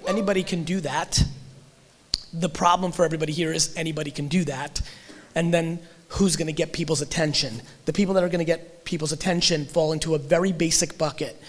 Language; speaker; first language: English; early bilingual, other home language; Russian